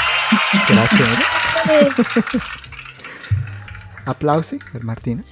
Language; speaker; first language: Italian; non-native, learner; Spanish